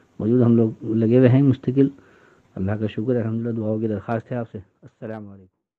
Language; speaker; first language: Urdu; native; Urdu